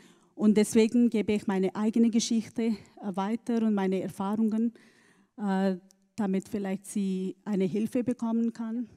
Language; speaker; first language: German; non-native, learner; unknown